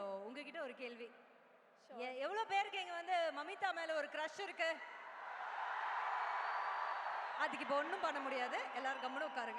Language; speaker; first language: Tamil; native; Tamil